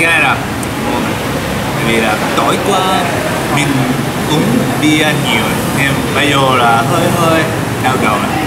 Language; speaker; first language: Vietnamese; non-native, learner; Japanese